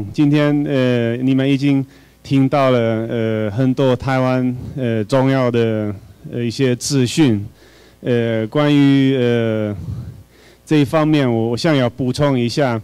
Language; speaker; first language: Chinese; non-native, fluent; Hungarian